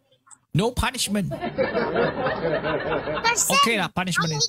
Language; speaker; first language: English; non-native, learner; Chinese